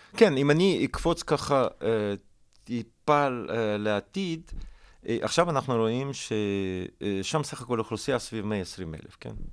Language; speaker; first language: Hebrew; non-native, fluent; Russian